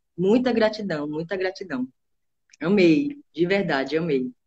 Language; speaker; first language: Portuguese; native; Portuguese